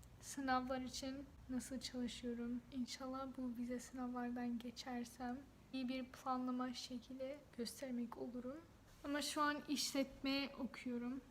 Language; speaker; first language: Turkish; non-native, fluent; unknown